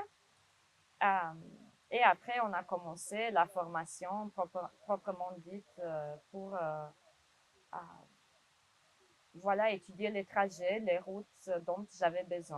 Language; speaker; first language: French; non-native, fluent; Romanian